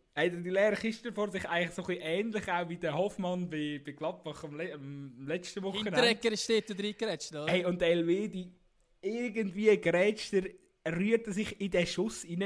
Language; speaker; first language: German; native; German